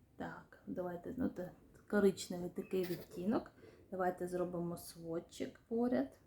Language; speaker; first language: Ukrainian; non-native, local second language; Russian